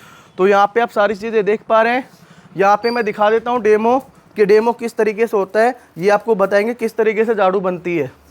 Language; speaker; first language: Hindi; native; Hindi